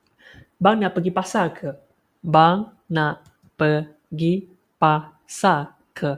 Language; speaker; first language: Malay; non-native, local second language; Chinese